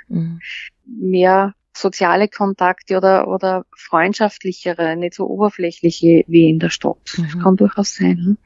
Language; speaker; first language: German; native; German